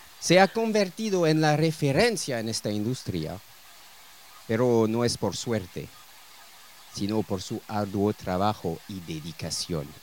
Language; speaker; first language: Spanish; non-native, learner; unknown